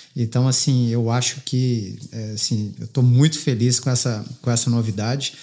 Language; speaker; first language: Portuguese; native; Portuguese